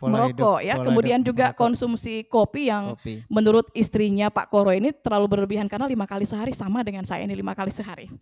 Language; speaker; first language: Indonesian; native; Indonesian